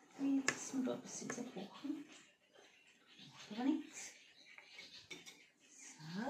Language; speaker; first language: German; native; German